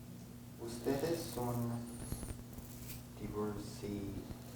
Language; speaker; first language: Spanish; non-native, learner; Korean